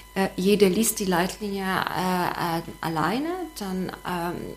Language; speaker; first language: German; non-native, fluent; Polish